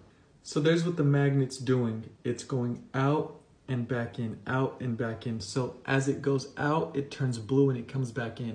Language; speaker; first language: English; native; English